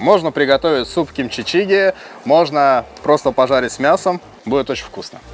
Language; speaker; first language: Russian; native; Russian